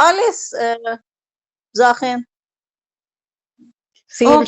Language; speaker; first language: German; non-native, learner; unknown